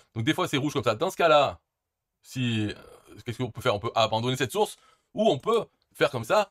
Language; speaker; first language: French; native; French